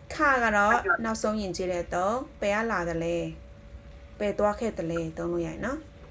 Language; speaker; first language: Burmese; non-native, local second language; Shan